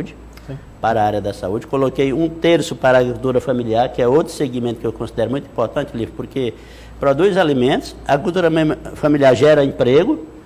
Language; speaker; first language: Portuguese; native; Portuguese